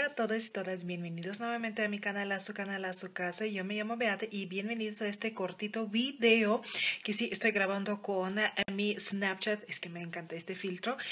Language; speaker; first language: Spanish; non-native, fluent; Lithuanian